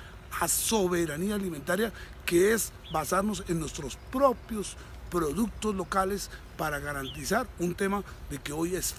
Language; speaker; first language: Spanish; native; Spanish